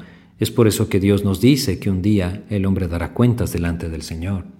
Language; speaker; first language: Spanish; native; Spanish